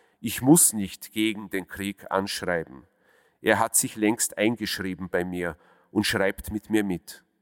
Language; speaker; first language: German; early bilingual, other home language; Russian